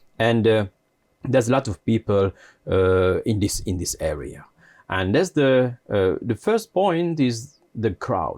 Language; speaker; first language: English; non-native, fluent; Hungarian